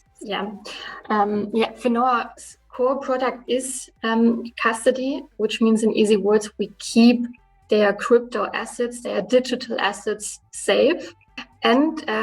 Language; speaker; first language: English; non-native, fluent; German